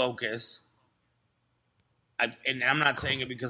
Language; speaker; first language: English; early bilingual, other home language; Spanish